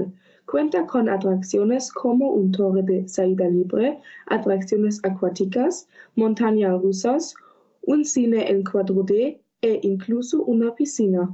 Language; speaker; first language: Spanish; non-native, learner; German